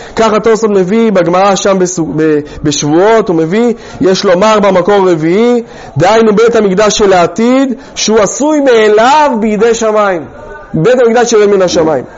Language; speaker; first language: Hebrew; native; Hebrew